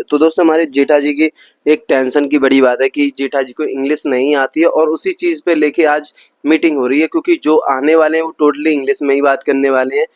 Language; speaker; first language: Hindi; native; Hindi